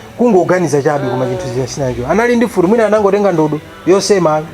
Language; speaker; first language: Nyanja; non-native, local second language; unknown